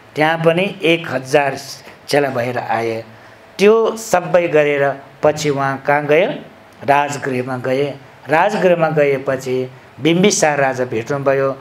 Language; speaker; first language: Nepali; non-native, local second language; Newari